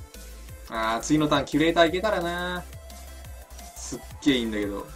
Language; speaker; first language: Japanese; native; Japanese